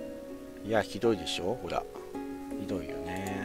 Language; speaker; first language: Japanese; native; Japanese